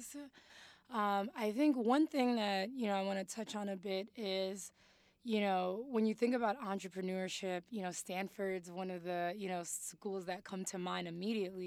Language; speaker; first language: English; native; English